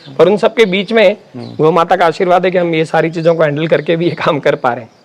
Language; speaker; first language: Hindi; native; Hindi